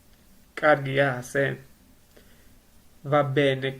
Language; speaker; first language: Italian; non-native, learner; Georgian